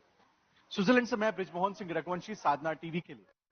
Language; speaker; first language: Hindi; native; Hindi